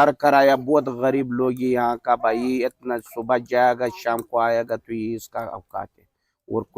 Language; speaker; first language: Hindi; non-native, local second language; Pashto